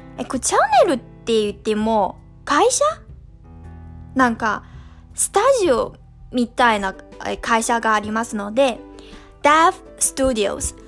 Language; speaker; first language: Japanese; non-native, fluent; Chinese